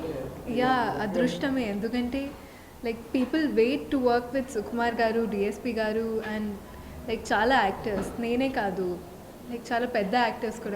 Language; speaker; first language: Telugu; non-native, local second language; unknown